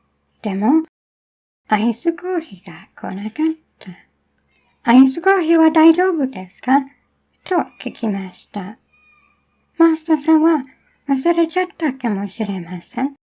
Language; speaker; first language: Japanese; non-native, learner; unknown